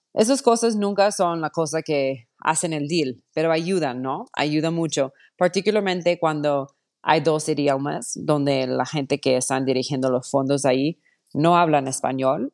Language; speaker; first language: Spanish; non-native, fluent; English